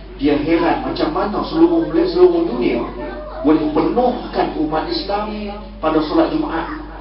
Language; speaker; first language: Malay; native; Malay